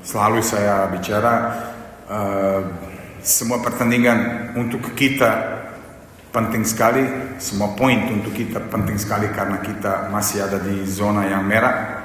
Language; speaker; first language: Indonesian; non-native, fluent; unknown